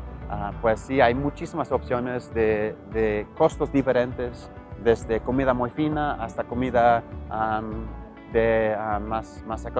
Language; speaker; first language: Spanish; early bilingual, heritage; Spanish